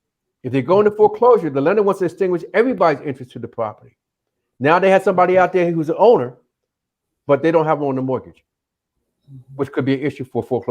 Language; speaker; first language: English; native; English